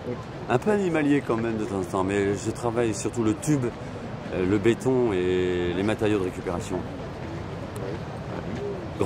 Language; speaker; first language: French; native; French